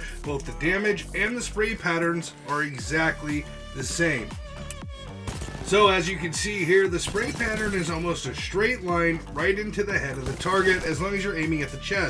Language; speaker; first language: English; native; English